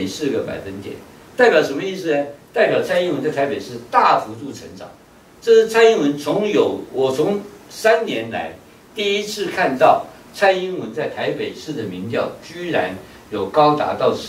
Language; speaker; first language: Chinese; native; Chinese